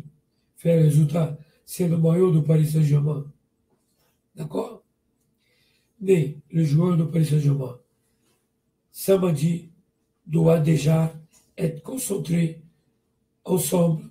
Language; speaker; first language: French; non-native, learner; Portuguese